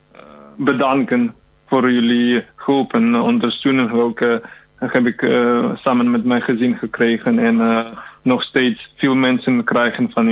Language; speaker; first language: Dutch; non-native, learner; Ukrainian